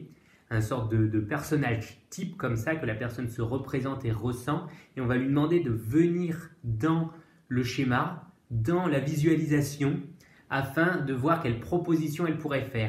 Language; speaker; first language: French; native; French